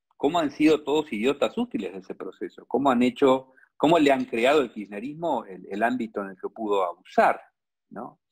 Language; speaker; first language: Spanish; native; Spanish